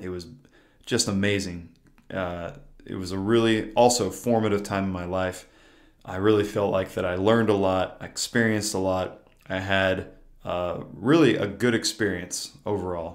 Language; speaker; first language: English; native; English